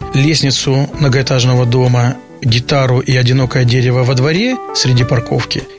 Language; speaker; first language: Russian; native; Russian